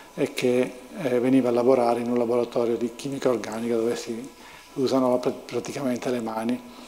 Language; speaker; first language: Italian; native; Italian